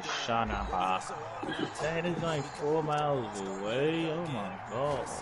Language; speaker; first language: English; native; English